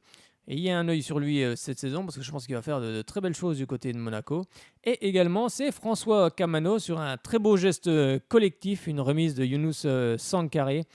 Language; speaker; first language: French; native; French